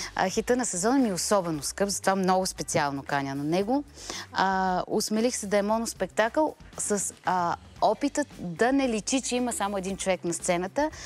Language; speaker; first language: Bulgarian; native; Bulgarian